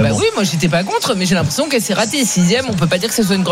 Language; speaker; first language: French; native; French